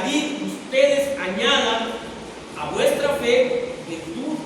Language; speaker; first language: Spanish; native; Spanish